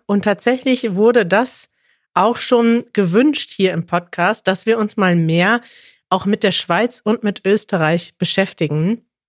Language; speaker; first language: German; native; German